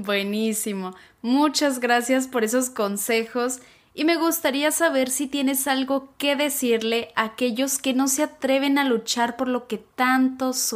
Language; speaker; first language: Spanish; native; Spanish